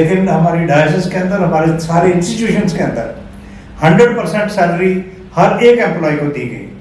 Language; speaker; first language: Hindi; non-native, local second language; Punjabi